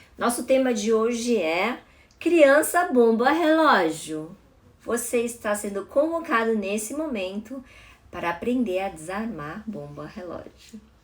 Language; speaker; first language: Portuguese; early bilingual, other home language; Chinese